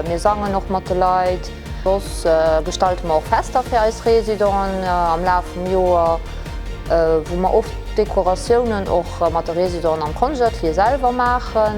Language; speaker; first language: German; non-native, local second language; Luxembourgish